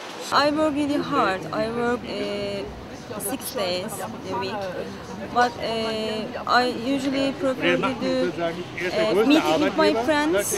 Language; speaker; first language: English; non-native, learner; Turkish